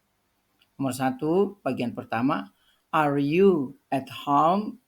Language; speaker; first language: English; non-native, fluent; Indonesian